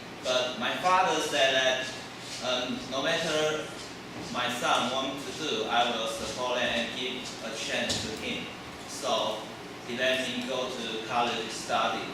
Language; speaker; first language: English; non-native, learner; Chinese